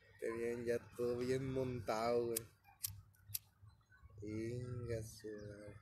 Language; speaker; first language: Spanish; native; Spanish